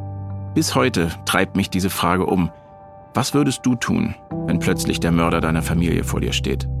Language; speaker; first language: German; native; German